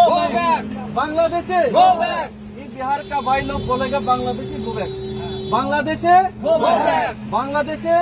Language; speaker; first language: Hindi; non-native, local second language; Kok Borok